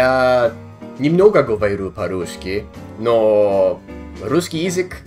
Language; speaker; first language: Russian; non-native, learner; English